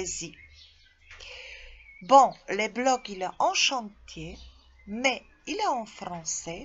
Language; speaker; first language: French; non-native, fluent; Polish